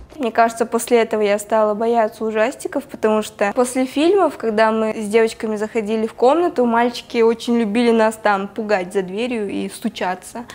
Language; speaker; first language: Russian; non-native, local second language; Tuvinian